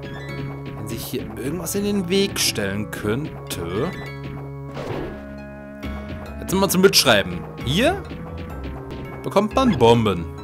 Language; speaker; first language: German; native; German